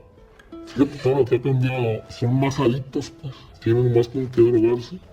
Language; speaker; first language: Spanish; native; Spanish